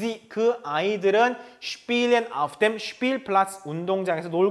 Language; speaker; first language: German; non-native, fluent; Korean